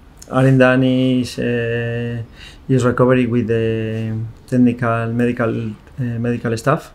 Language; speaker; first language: English; non-native, fluent; Spanish